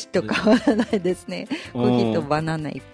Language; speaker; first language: Japanese; non-native, fluent; Russian